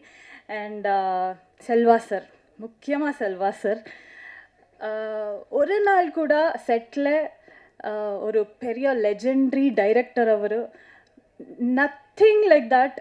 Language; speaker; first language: Tamil; non-native, learner; Kannada